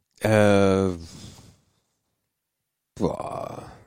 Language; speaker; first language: German; native; German